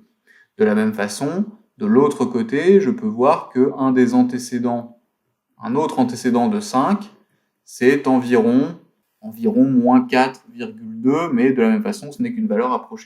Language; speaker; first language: French; native; French